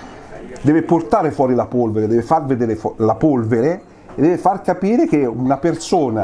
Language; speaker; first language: Italian; native; Italian